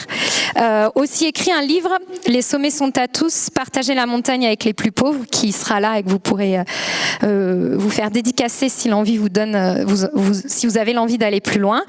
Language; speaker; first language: French; native; French